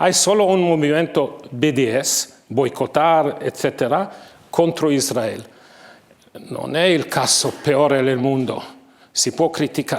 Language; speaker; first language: Spanish; non-native, fluent; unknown